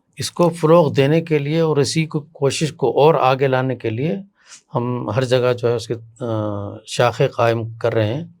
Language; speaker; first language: Urdu; native; Urdu